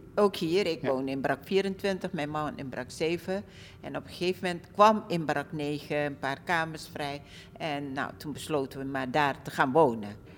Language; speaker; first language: Dutch; early bilingual, other home language; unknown